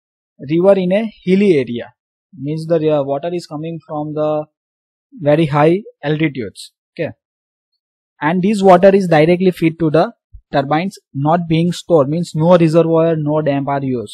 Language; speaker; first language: English; non-native, local second language; Gujarati